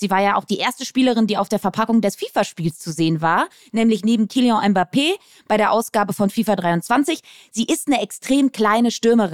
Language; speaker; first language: German; native; German